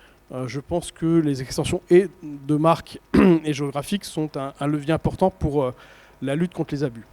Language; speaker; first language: French; native; French